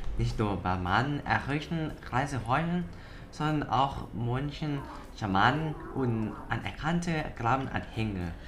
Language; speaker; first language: German; non-native, learner; Thai